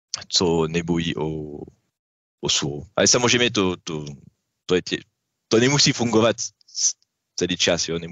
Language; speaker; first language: Czech; non-native, learner; French